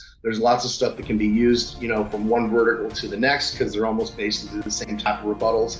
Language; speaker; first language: English; native; English